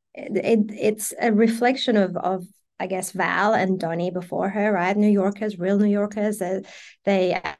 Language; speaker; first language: English; early bilingual, other home language; Persian